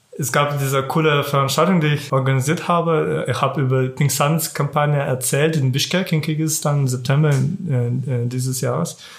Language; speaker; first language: German; non-native, fluent; Kyrgyz